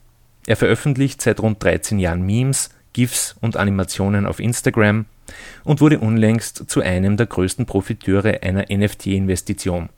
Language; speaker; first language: German; native; German